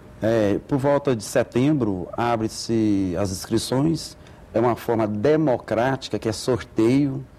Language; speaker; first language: Portuguese; native; Portuguese